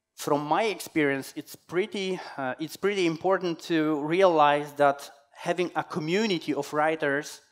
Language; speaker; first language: English; non-native, fluent; Polish